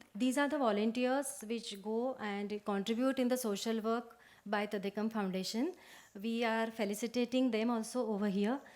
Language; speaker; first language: English; non-native, local second language; Marathi